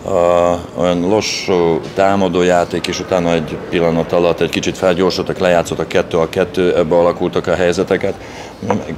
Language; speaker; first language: Hungarian; non-native, fluent; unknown